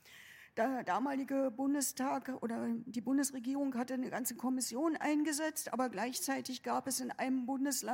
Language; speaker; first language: German; native; German